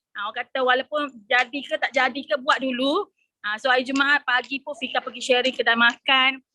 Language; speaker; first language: Malay; native; Malay